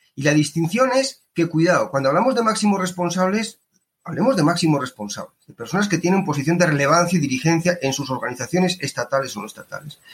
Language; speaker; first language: Spanish; native; Spanish